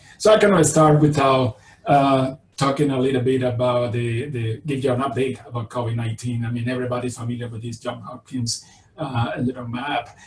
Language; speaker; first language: English; non-native, fluent; Spanish